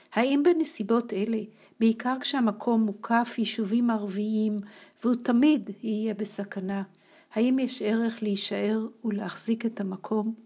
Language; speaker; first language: Hebrew; native; Hebrew